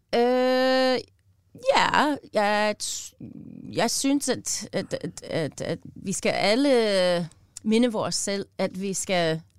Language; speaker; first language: Danish; non-native, learner; English